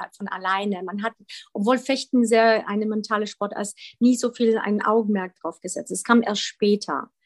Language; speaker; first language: German; early bilingual, other home language; Polish